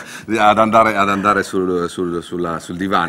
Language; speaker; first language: Italian; native; Italian